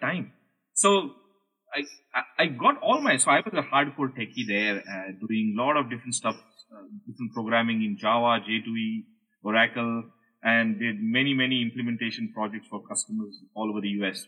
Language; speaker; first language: English; non-native, local second language; Hindi